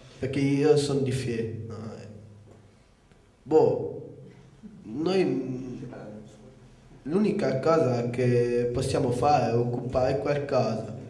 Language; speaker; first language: Italian; non-native, local second language; German